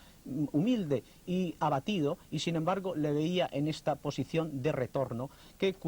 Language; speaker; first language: Spanish; native; Spanish